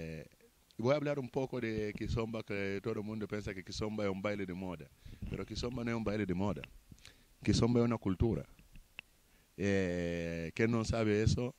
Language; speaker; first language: Spanish; non-native, fluent; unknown